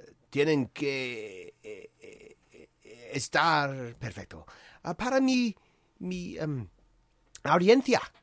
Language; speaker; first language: Spanish; non-native, learner; English